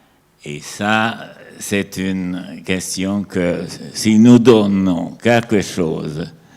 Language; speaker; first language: French; non-native, learner; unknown